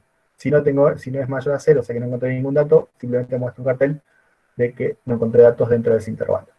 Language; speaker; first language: Spanish; native; Spanish